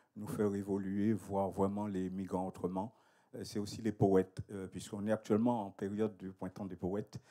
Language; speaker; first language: French; native; French